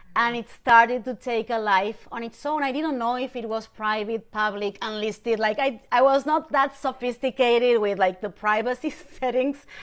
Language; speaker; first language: English; non-native, fluent; Spanish